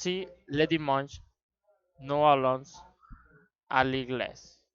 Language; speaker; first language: French; non-native, learner; Spanish